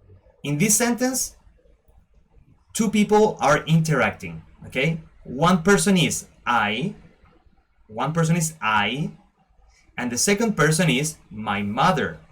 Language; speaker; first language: English; non-native, fluent; Spanish